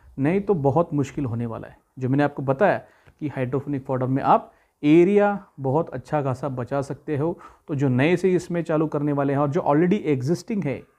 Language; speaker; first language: Hindi; native; Hindi